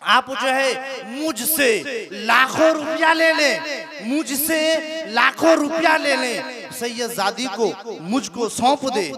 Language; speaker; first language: Urdu; non-native, local second language; Bangla